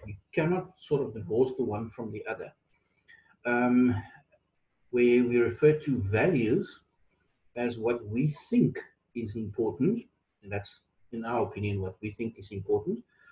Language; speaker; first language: English; non-native, local second language; Afrikaans